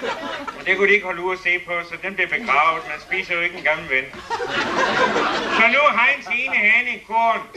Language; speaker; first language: Danish; native; Danish